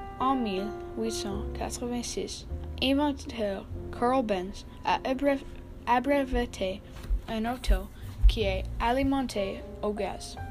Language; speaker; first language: French; non-native, learner; English